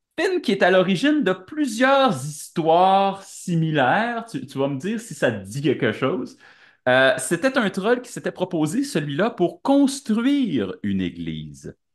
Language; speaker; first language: French; native; French